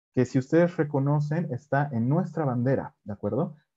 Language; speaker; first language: Spanish; native; Spanish